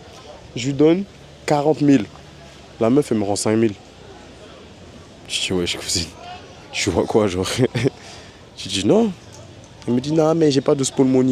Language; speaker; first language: French; native; French